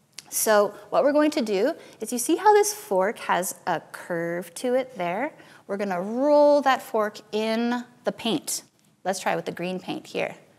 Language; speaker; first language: English; native; English